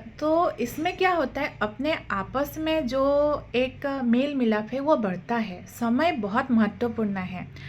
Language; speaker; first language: Hindi; non-native, local second language; Assamese